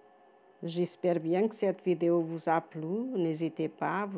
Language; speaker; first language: French; non-native, fluent; Portuguese